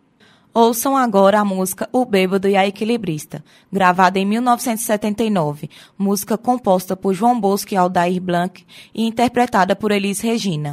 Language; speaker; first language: Portuguese; native; Portuguese